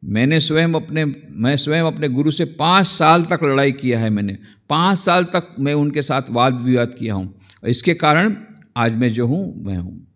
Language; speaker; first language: Hindi; non-native, local second language; Gujarati